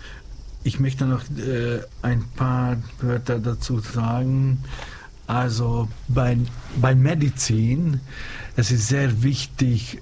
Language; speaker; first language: German; non-native, fluent; Hungarian